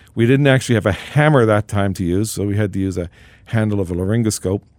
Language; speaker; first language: English; native; English